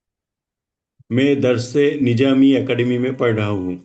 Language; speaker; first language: Hindi; non-native, learner; Bangla